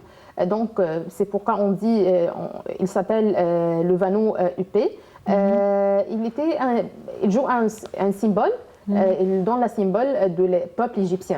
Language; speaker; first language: French; non-native, learner; Arabic